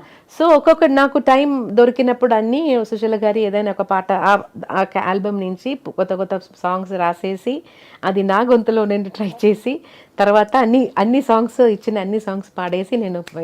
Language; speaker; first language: Telugu; non-native, fluent; Malayalam